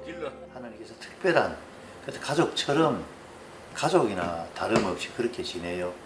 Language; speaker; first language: Korean; native; Korean